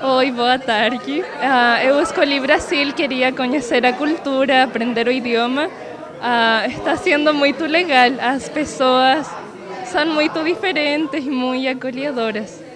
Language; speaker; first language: Portuguese; non-native, learner; Spanish